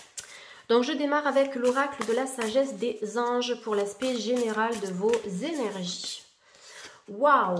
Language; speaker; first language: French; native; French